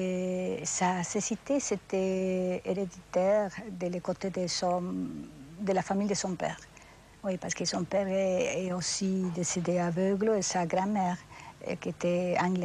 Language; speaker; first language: French; non-native, fluent; Spanish